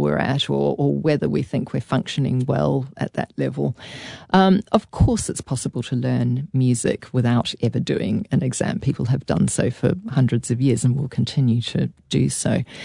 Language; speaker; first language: English; native; English